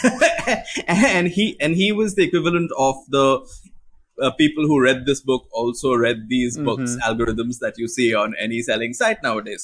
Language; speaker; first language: English; non-native, local second language; Bangla